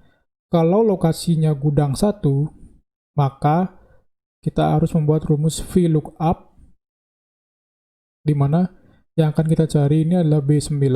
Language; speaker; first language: Indonesian; native; Indonesian